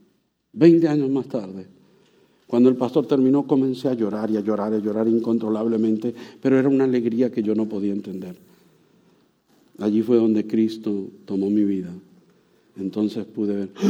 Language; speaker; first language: Spanish; native; Spanish